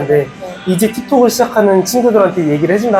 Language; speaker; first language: Korean; native; Korean